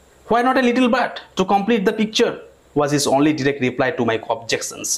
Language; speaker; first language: English; non-native, local second language; Bangla